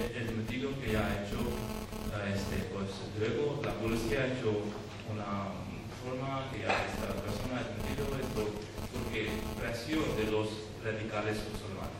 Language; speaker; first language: Spanish; non-native, learner; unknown